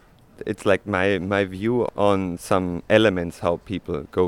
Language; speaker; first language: English; non-native, fluent; Spanish